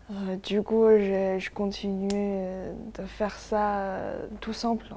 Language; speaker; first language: French; non-native, learner; Chinese